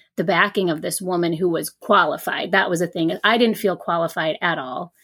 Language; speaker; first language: English; native; English